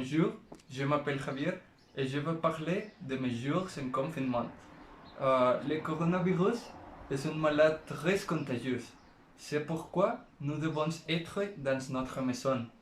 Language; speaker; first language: French; non-native, learner; Spanish